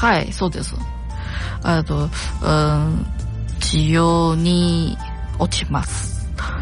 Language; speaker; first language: Japanese; non-native, learner; Chinese